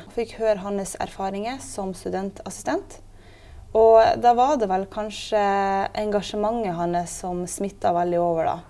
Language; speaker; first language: Norwegian; native; Norwegian